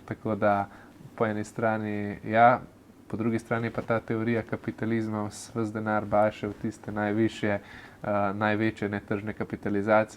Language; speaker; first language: Slovenian; native; Slovenian